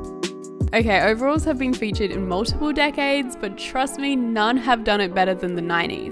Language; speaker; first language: English; native; English